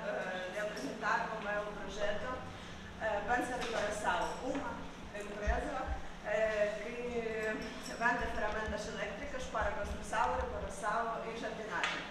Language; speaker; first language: Portuguese; non-native, learner; Ukrainian